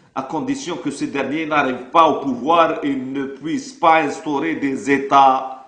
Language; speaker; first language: French; non-native, local second language; Arabic